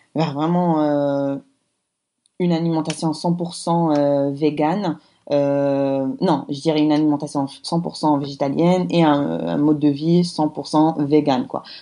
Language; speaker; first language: French; non-native, local second language; Arabic